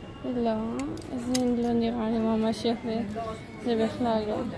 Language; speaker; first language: Hebrew; early bilingual, other home language; Russian